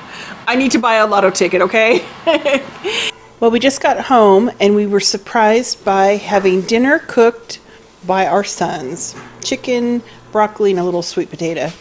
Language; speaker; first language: English; native; English